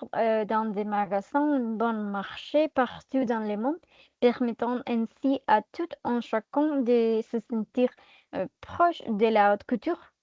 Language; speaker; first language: French; non-native, fluent; Spanish